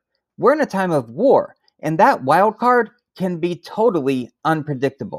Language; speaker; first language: English; native; English